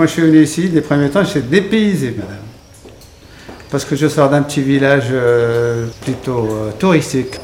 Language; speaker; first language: French; non-native, local second language; Arabic